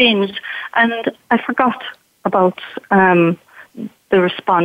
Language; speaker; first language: English; native; English